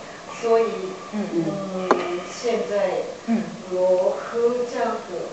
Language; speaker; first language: Chinese; non-native, learner; Japanese